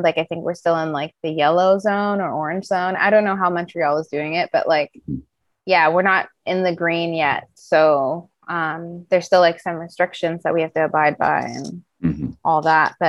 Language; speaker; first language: English; native; English